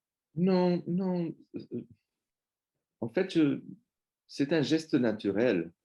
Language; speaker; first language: French; non-native, fluent; Spanish